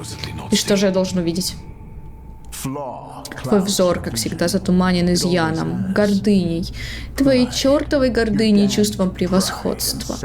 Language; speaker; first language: Russian; native; Russian